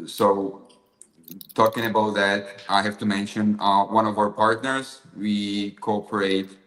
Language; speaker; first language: English; non-native, fluent; Czech